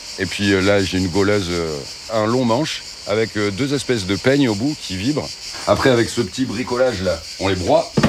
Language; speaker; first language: French; native; French